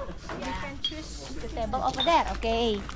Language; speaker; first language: English; non-native, learner; Balinese